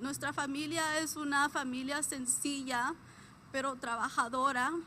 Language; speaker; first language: Spanish; early bilingual, heritage; Spanish